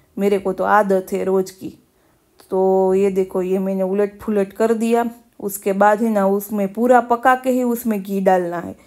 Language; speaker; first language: Hindi; non-native, local second language; Gujarati